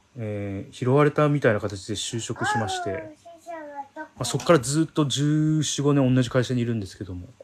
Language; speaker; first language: Japanese; native; Japanese